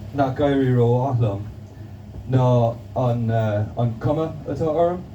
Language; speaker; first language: Irish; non-native, local second language; English